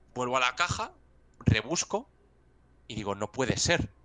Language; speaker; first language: Spanish; non-native, local second language; Catalan